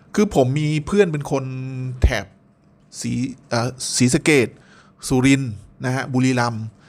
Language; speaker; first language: Thai; native; Thai